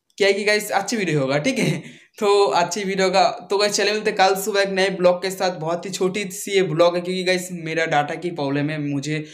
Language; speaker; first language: Hindi; non-native, local second language; Bangla